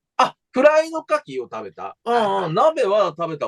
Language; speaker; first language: Japanese; native; Japanese